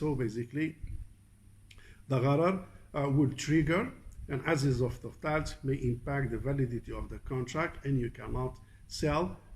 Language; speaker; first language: English; non-native, fluent; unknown